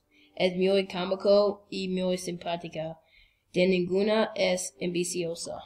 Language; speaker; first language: Spanish; non-native, learner; English